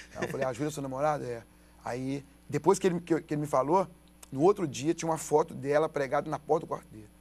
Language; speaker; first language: Portuguese; native; Portuguese